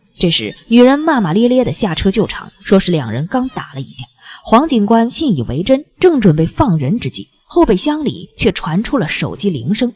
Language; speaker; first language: Chinese; native; Chinese